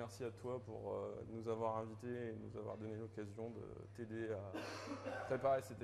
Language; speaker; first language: French; native; French